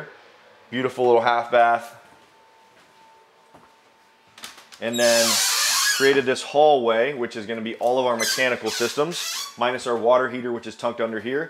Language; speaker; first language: English; native; English